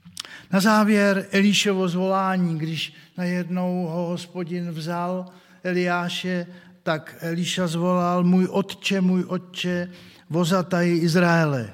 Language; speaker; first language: Czech; native; Czech